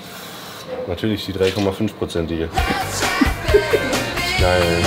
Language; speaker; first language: German; native; German